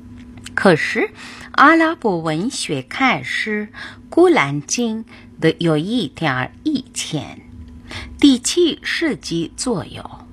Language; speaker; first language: Chinese; non-native, learner; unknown